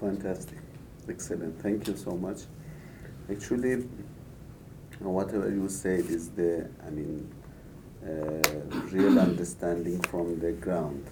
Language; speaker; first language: English; non-native, fluent; Persian